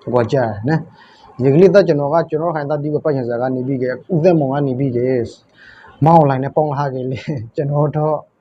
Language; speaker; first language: Burmese; native; Burmese